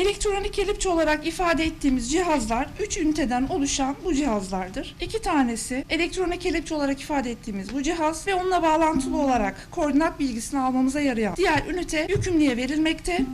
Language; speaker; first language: Turkish; native; Turkish